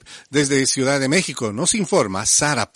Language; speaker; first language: Spanish; native; Spanish